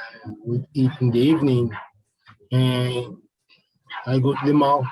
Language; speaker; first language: English; non-native, learner; Portuguese